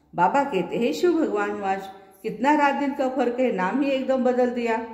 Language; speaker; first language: Hindi; non-native, local second language; Marathi